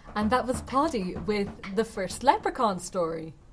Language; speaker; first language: English; native; English